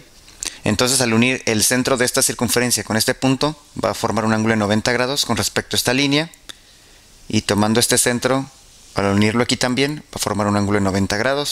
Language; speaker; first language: Spanish; native; Spanish